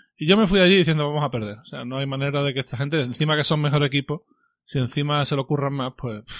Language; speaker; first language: Spanish; native; Spanish